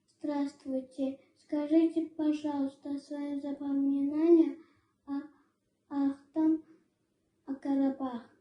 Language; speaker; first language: Russian; non-native, local second language; Azerbaijani